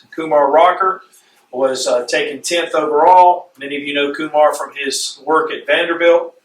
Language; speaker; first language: English; native; English